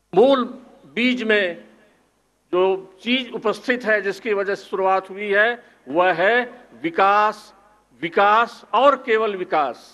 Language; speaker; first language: Hindi; native; Hindi